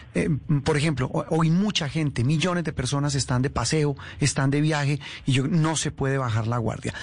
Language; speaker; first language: Spanish; native; Spanish